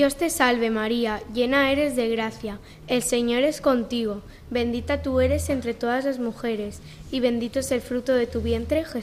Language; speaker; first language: Spanish; native; Spanish